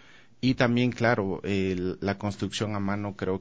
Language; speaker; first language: Spanish; native; Spanish